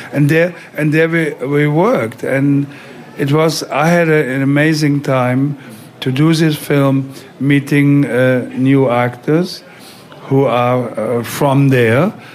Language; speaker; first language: English; non-native, fluent; German